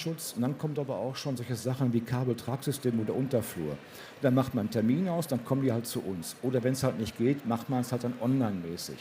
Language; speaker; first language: German; native; German